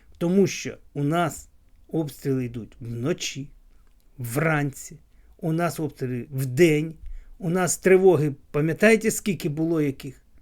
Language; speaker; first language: Ukrainian; non-native, local second language; Russian